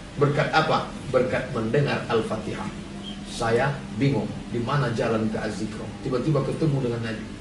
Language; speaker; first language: Indonesian; native; Indonesian